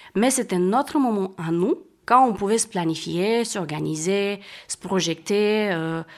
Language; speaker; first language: French; non-native, fluent; Romanian